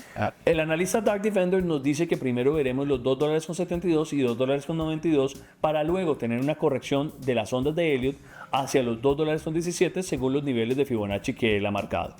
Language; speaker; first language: Spanish; native; Spanish